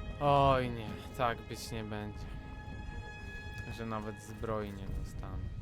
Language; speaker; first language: Polish; native; Polish